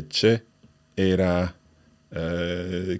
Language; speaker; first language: Italian; non-native, fluent; English